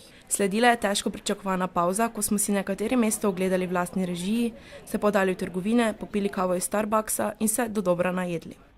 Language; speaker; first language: Slovenian; native; Slovenian